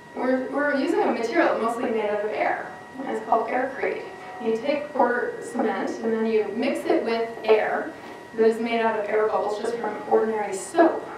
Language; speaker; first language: English; native; English